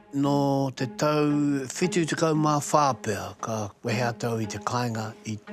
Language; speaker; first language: Māori; non-native, local second language; English